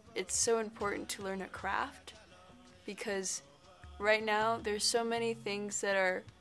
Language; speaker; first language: English; native; English